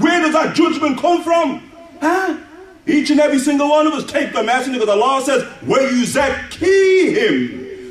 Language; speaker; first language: English; native; English